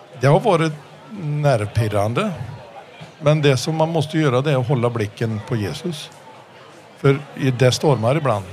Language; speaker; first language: Swedish; early bilingual, heritage; Swedish